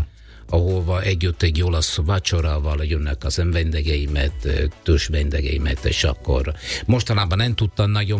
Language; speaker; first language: Hungarian; non-native, fluent; Italian